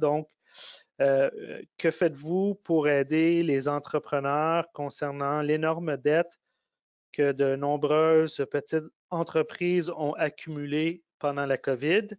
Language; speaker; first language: French; native; French